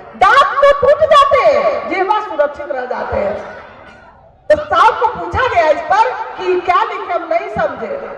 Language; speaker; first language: Hindi; native; Hindi